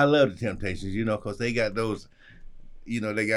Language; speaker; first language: English; native; English